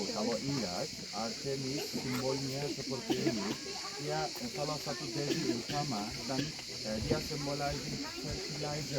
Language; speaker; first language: Indonesian; non-native, learner; Turkish